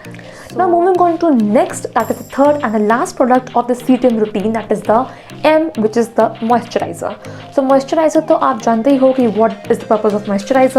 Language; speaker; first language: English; non-native, local second language; Hindi